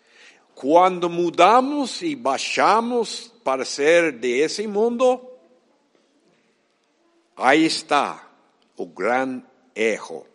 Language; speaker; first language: Portuguese; non-native, fluent; Spanish